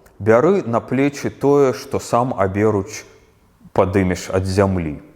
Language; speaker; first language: Belarusian; native; Belarusian